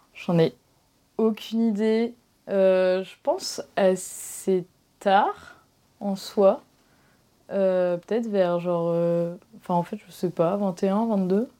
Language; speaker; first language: French; native; French